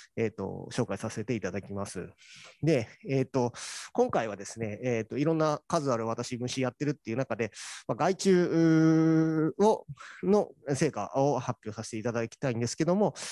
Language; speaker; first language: Japanese; native; Japanese